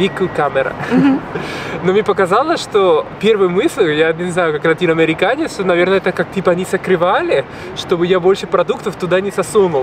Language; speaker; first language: Russian; non-native, fluent; Spanish